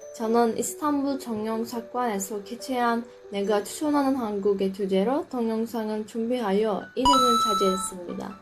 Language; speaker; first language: Korean; non-native, fluent; Turkish